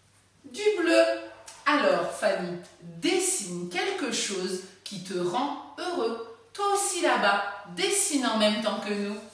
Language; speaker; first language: French; native; French